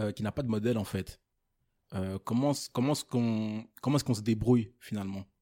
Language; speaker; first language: French; non-native, fluent; Portuguese